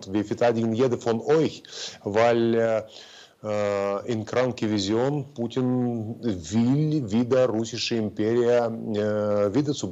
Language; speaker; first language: German; non-native, fluent; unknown